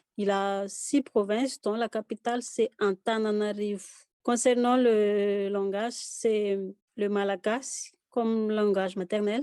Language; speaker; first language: French; non-native, local second language; Malagasy